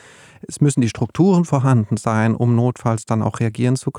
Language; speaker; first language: German; native; German